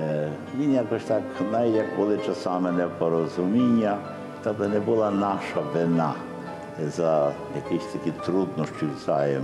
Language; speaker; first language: Ukrainian; early bilingual, heritage; Ukrainian